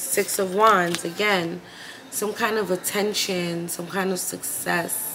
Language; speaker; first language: English; native; English